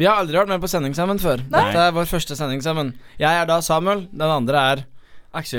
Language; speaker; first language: Norwegian; native; Norwegian